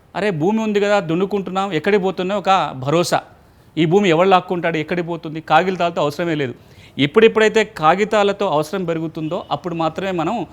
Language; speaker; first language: Telugu; native; Telugu